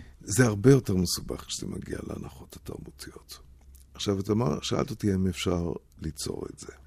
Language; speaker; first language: Hebrew; non-native, fluent; German